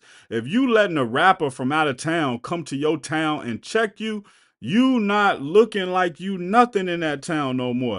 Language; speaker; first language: English; native; English